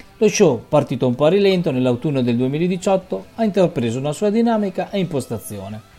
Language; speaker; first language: Italian; native; Italian